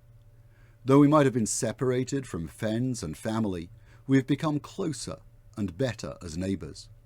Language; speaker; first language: English; native; English